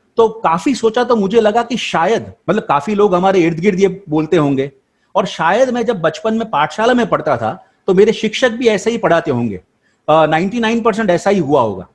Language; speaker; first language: Hindi; non-native, local second language; Gujarati